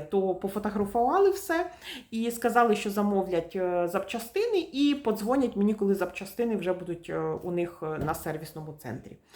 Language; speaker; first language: Ukrainian; native; Ukrainian